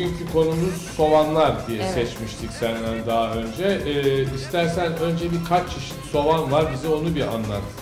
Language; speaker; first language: Turkish; native; Turkish